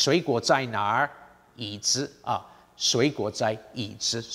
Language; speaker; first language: Chinese; non-native, fluent; English